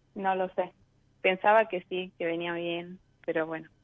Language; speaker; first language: Spanish; native; Spanish